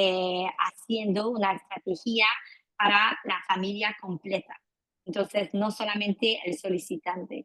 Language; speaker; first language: Spanish; non-native, fluent; French